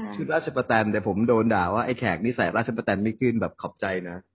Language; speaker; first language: Thai; native; Thai